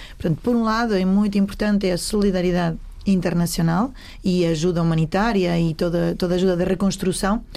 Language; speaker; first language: Portuguese; native; Portuguese